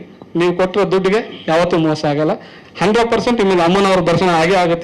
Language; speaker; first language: Kannada; native; Kannada